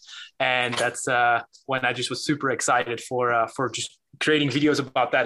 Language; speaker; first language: English; non-native, fluent; Dutch